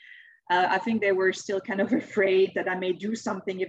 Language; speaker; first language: English; non-native, fluent; French